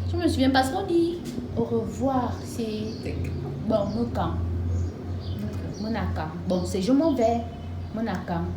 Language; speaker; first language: French; non-native, local second language; Fang